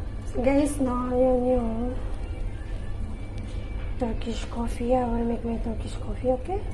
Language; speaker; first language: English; non-native, local second language; Filipino